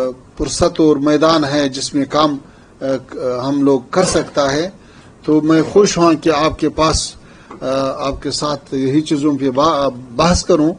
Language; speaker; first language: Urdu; non-native, fluent; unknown